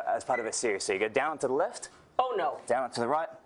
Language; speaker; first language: English; native; English